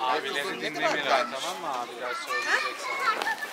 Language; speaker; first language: Turkish; native; Turkish